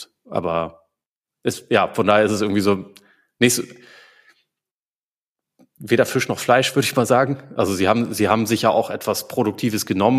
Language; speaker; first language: German; native; German